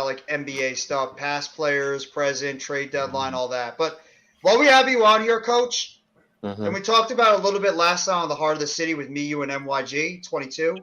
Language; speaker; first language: English; native; English